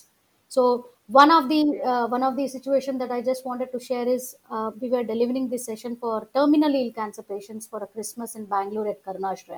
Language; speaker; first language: English; non-native, local second language; Gujarati